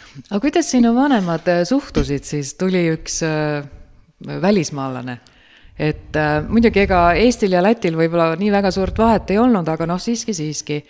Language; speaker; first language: Estonian; native; Estonian